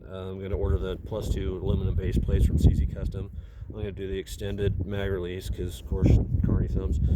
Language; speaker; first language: English; native; English